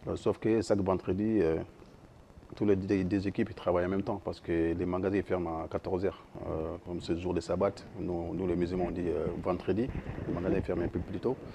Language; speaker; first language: French; non-native, local second language; Soninke